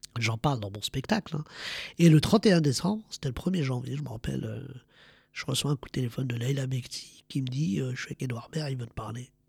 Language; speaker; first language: French; early bilingual, other home language; Arabic